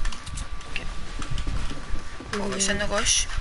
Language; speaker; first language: French; native; French